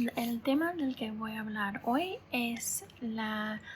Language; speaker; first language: Spanish; non-native, fluent; English